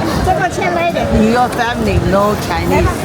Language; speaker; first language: English; non-native, learner; Chinese